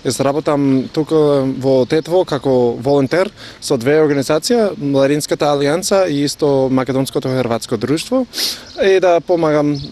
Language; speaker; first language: Macedonian; non-native, learner; English